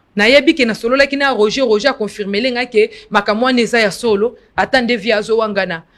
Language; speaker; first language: Lingala; non-native, local second language; Luba-Lulua